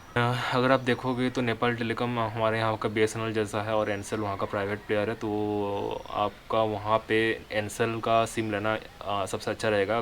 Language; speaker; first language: Hindi; non-native, local second language; Odia